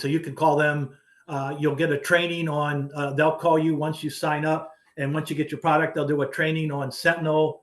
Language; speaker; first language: English; native; English